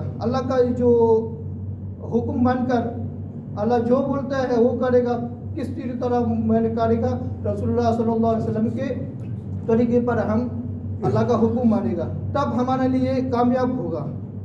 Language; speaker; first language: Hindi; non-native, fluent; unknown